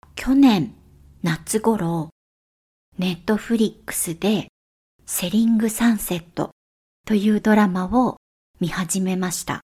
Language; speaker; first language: Japanese; native; Japanese